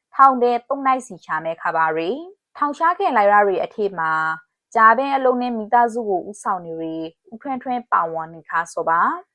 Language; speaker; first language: Burmese; native; Burmese